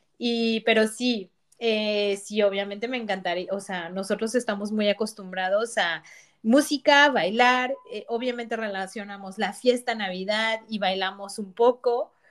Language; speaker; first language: Spanish; native; Spanish